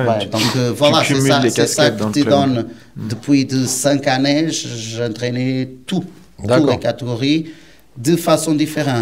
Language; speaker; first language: French; non-native, learner; Portuguese